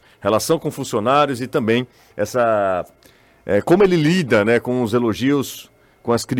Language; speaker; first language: Portuguese; native; Portuguese